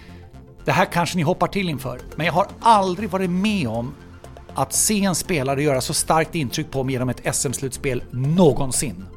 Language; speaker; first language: Swedish; native; Swedish